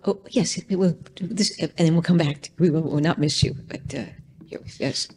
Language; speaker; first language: English; native; English